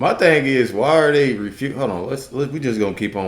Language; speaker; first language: English; native; English